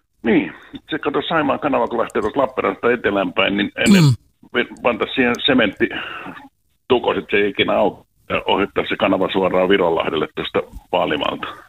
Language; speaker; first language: Finnish; native; Finnish